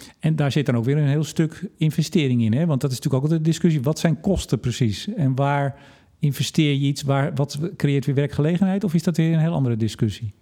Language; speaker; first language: Dutch; native; Dutch